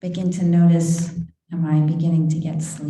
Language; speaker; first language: English; native; English